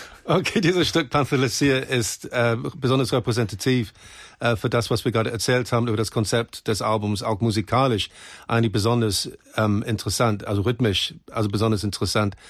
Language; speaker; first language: German; non-native, fluent; English